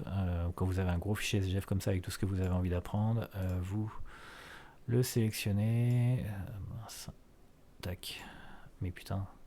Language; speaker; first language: French; native; French